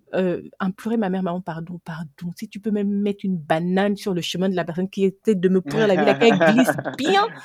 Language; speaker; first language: French; non-native, local second language; Fang